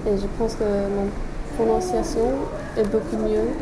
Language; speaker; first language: French; non-native, fluent; English